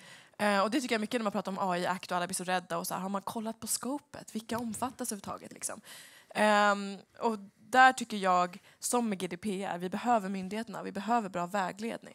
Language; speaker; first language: Swedish; native; Swedish